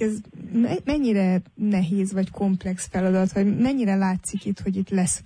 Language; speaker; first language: Hungarian; native; Hungarian